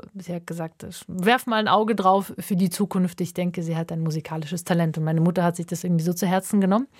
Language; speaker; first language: German; native; German